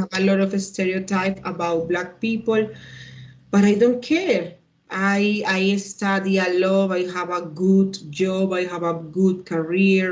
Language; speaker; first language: English; non-native, learner; Spanish